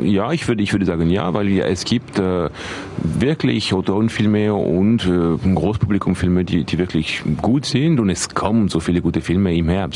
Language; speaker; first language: German; non-native, fluent; French